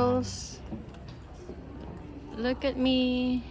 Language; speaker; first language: English; non-native, local second language; Filipino